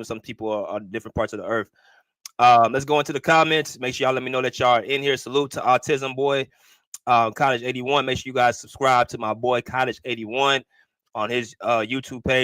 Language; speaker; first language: English; native; English